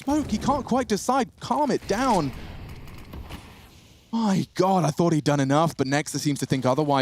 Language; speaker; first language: English; native; English